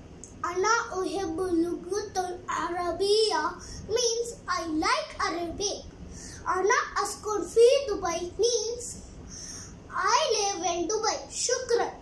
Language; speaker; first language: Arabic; non-native, learner; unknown